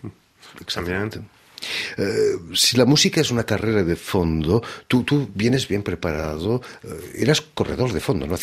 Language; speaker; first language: Spanish; native; Spanish